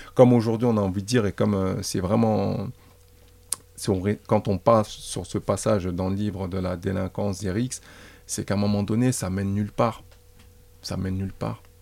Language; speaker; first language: French; native; French